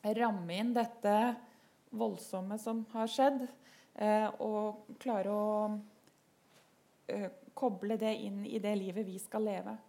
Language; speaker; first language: Norwegian; native; Norwegian